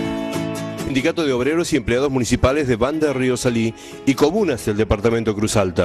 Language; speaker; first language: Spanish; native; Spanish